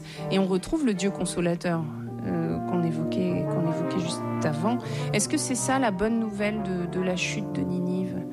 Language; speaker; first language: French; native; French